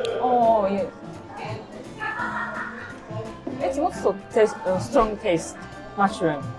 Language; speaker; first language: English; non-native, learner; Japanese